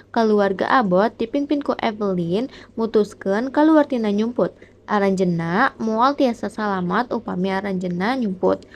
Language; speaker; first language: Sundanese; non-native, local second language; Indonesian